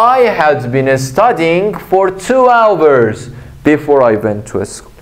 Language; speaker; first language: English; non-native, fluent; Persian